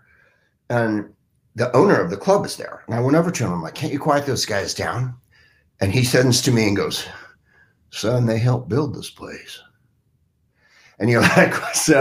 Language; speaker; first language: English; native; English